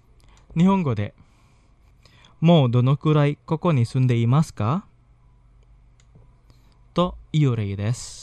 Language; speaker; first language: Japanese; non-native, fluent; Indonesian